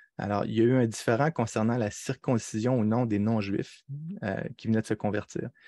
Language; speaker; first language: French; native; French